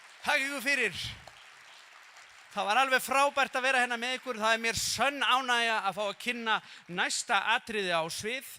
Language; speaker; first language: Icelandic; native; Icelandic